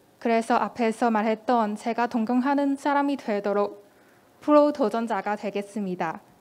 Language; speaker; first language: Korean; non-native, fluent; Cantonese